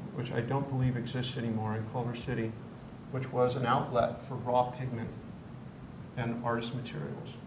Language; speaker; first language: English; native; English